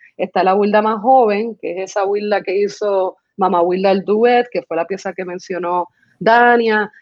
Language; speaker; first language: Spanish; early bilingual, other home language; English